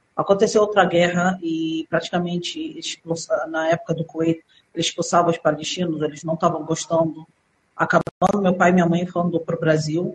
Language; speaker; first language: Portuguese; early bilingual, other home language; Arabic